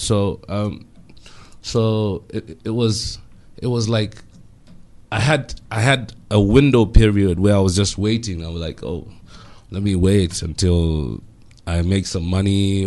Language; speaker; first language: English; non-native, local second language; Bemba